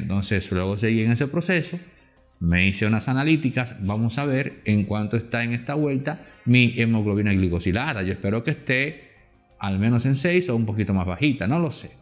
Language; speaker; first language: Spanish; native; Spanish